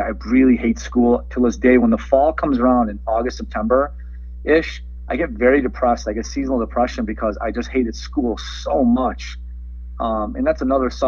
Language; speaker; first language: English; early bilingual, other home language; Persian